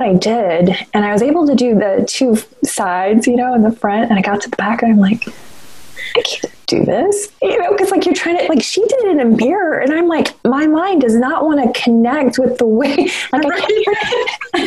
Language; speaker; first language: English; native; English